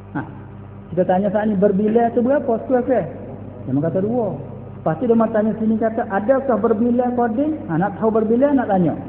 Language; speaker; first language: Malay; native; Malay